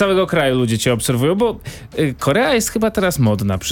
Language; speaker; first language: Polish; native; Polish